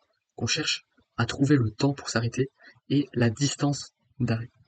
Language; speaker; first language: French; native; French